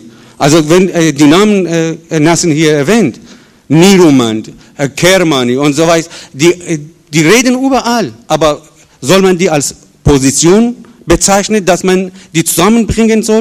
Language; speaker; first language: German; non-native, fluent; Persian